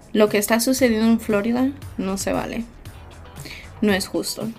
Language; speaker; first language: Spanish; early bilingual, heritage; Spanish